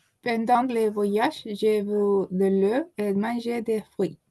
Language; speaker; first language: French; non-native, learner; Spanish